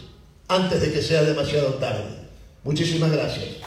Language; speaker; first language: Spanish; native; Spanish